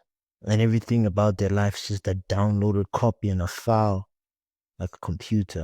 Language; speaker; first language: English; native; English